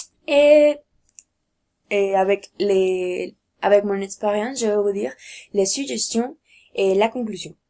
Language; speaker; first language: French; non-native, learner; Spanish